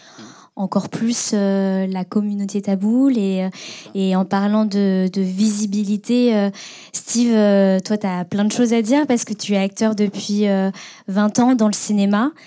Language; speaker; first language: French; native; French